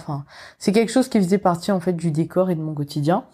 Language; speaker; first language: French; non-native, local second language; Morisyen